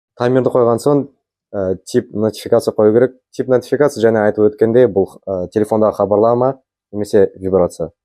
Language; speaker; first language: Kazakh; native; Kazakh